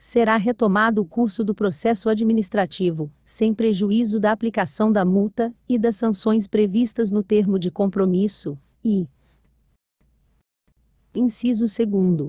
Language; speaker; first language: Portuguese; native; Portuguese